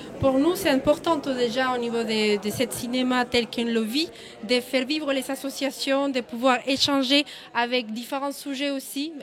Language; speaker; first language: French; non-native, fluent; Spanish